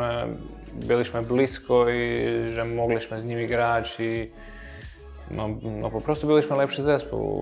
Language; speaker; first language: Polish; non-native, fluent; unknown